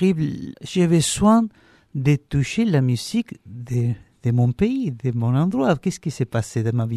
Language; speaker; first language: French; non-native, learner; Spanish